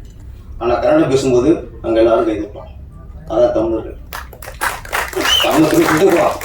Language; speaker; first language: Tamil; native; Tamil